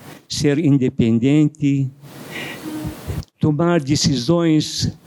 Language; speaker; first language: Portuguese; non-native, fluent; Arabic